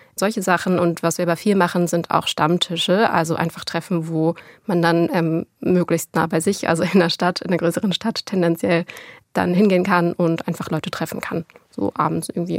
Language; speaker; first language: German; native; German